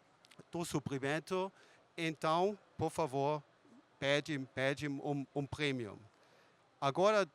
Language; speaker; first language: Portuguese; non-native, fluent; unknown